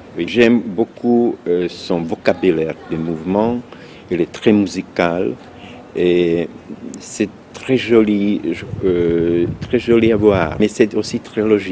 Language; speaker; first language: French; non-native, fluent; Czech